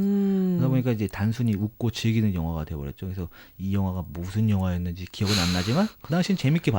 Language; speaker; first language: Korean; native; Korean